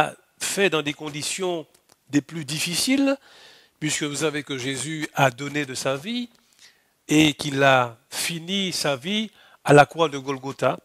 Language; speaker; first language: French; native; French